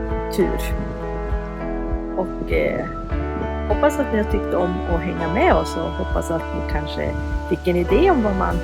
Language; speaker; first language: Swedish; native; Swedish